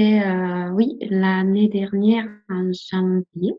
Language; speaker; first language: French; non-native, fluent; Italian